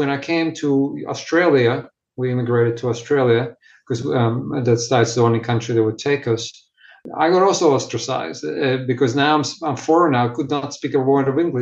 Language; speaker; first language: English; non-native, fluent; Ukrainian